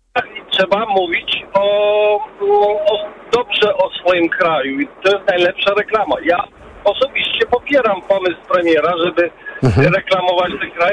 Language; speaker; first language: Polish; early bilingual, other home language; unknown